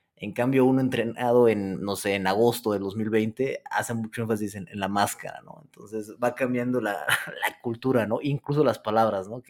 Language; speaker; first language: Spanish; native; Spanish